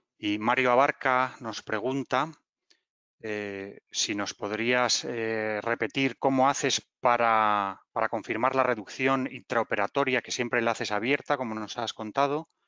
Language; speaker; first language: Spanish; native; Spanish